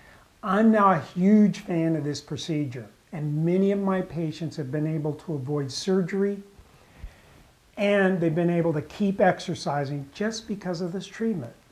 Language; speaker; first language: English; native; English